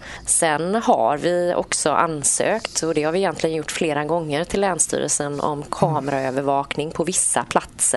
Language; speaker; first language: Swedish; native; Swedish